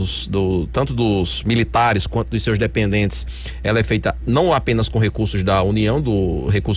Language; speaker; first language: Portuguese; native; Portuguese